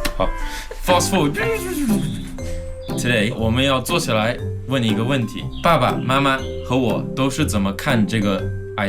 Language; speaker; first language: Chinese; non-native, local second language; English